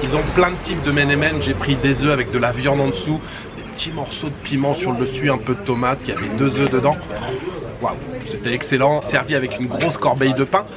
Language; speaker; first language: French; native; French